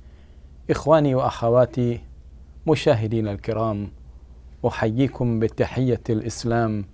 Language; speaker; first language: Arabic; non-native, fluent; English